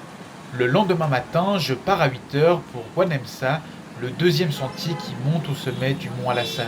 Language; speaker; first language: French; native; French